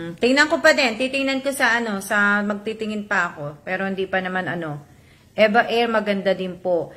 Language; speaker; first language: Filipino; native; Filipino